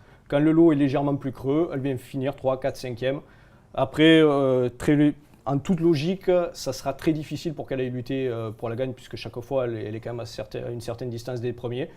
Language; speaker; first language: French; native; French